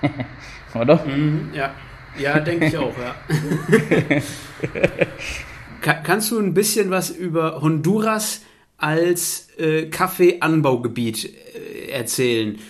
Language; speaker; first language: German; native; German